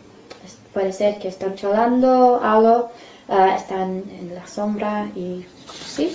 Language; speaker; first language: Spanish; non-native, learner; English